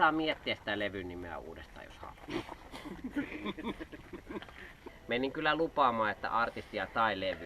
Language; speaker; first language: Finnish; native; Finnish